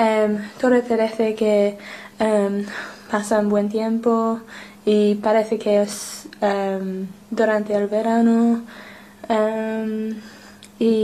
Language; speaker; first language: Spanish; non-native, learner; English